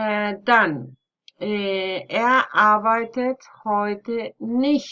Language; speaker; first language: German; non-native, fluent; Spanish